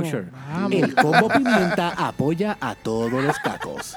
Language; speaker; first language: Spanish; native; Spanish